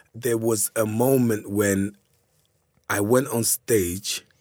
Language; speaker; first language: English; early bilingual, other home language; Lingala